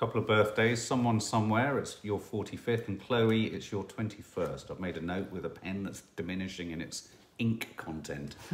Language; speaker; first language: English; native; English